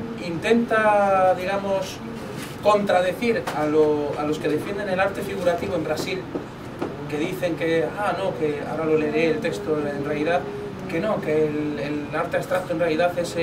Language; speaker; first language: Spanish; native; Spanish